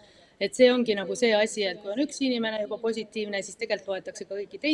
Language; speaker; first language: Estonian; native; Estonian